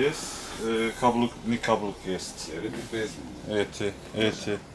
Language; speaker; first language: Russian; non-native, local second language; Turkish